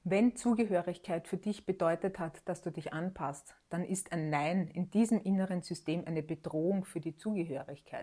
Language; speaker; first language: German; native; German